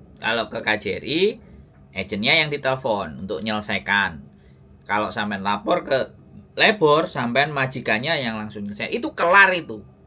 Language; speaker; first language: Indonesian; non-native, local second language; Javanese